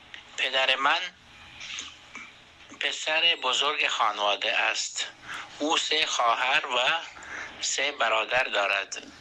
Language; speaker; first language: Persian; non-native, fluent; Urdu